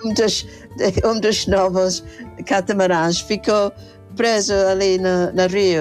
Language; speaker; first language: Portuguese; non-native, fluent; English